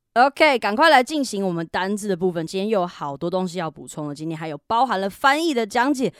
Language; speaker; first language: Chinese; native; Chinese